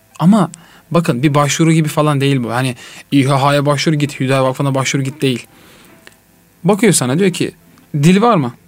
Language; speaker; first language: Turkish; native; Turkish